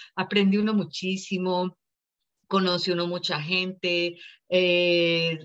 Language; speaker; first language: Spanish; native; Spanish